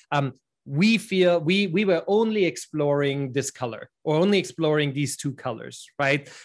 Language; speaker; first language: English; non-native, fluent; German